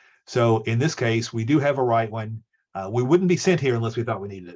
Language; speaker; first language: English; native; English